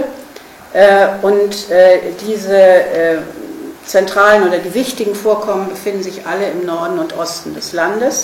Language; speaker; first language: German; native; German